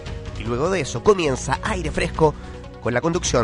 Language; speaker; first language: Spanish; native; Spanish